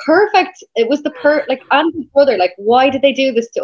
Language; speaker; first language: English; native; English